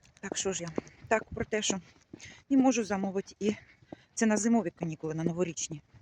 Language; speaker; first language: Ukrainian; native; Ukrainian